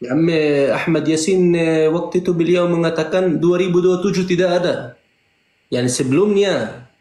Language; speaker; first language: Indonesian; non-native, fluent; Arabic